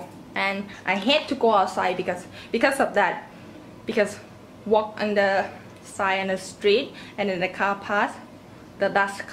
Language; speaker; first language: English; non-native, learner; Thai